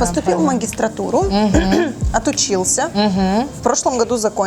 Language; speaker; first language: Russian; native; Russian